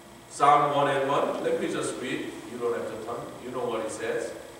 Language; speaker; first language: English; non-native, fluent; Korean